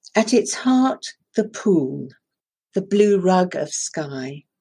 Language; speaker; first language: English; non-native, local second language; Persian